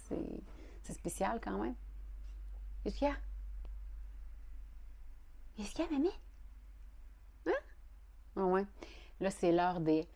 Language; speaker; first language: French; native; French